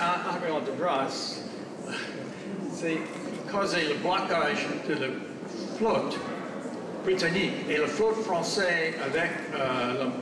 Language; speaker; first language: French; non-native, fluent; English